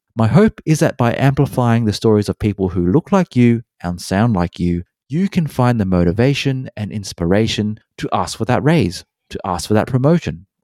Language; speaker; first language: English; native; English